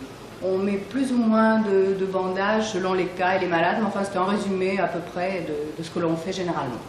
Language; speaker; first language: French; native; French